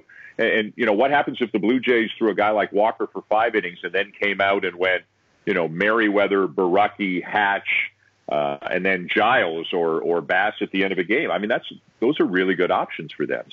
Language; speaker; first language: English; native; English